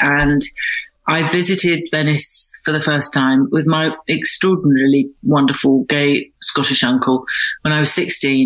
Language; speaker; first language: English; native; English